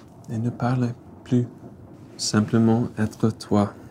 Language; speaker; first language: French; non-native, learner; English